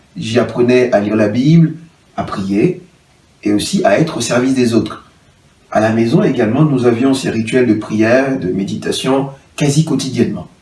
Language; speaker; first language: French; non-native, local second language; Haitian Creole